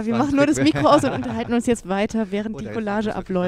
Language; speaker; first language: German; native; German